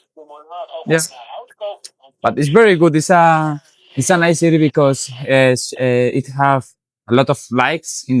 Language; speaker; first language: English; non-native, learner; Spanish